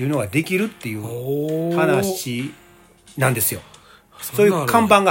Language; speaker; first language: Japanese; native; Japanese